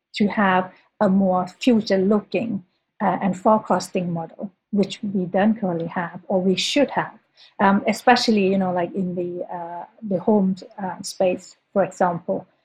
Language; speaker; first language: English; non-native, fluent; Thai